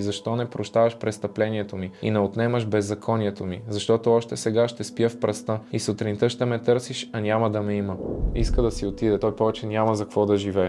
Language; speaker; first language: Bulgarian; native; Bulgarian